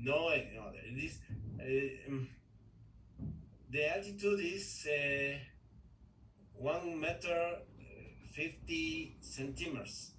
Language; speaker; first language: English; non-native, learner; Spanish